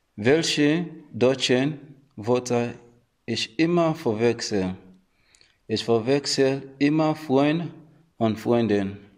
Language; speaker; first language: German; non-native, learner; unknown